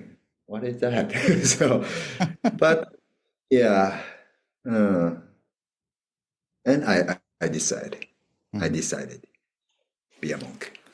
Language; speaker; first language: English; non-native, learner; Japanese